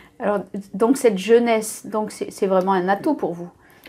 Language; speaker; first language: French; native; French